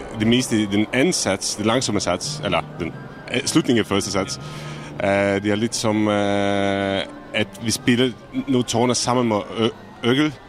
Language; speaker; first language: Danish; non-native, fluent; Czech